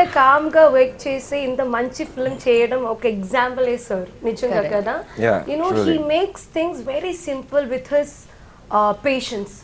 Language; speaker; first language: Telugu; non-native, fluent; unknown